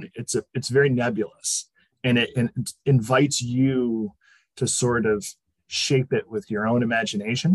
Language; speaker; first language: English; native; English